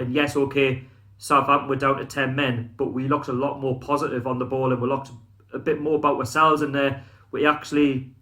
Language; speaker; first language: English; native; English